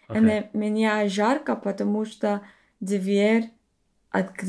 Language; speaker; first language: Russian; non-native, learner; English